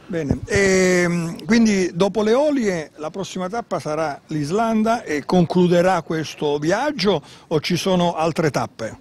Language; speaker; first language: Italian; native; Italian